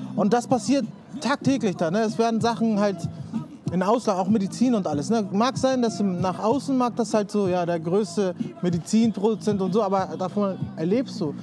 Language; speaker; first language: German; early bilingual, other home language; Spanish